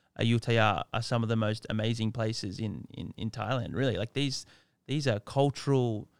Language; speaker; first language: English; native; English